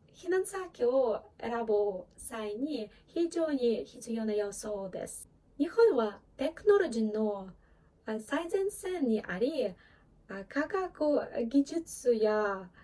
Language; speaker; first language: Japanese; non-native, fluent; Ukrainian